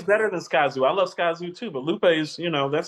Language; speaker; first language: English; native; English